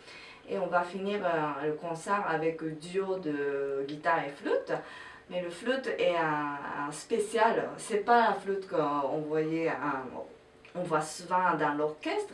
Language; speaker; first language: French; non-native, fluent; Japanese